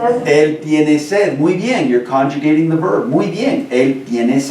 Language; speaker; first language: Spanish; non-native, fluent; English